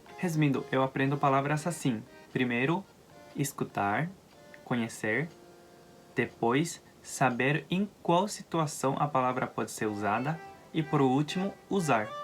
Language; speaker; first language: Portuguese; non-native, fluent; Japanese